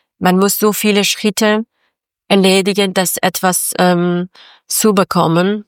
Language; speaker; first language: German; non-native, learner; Persian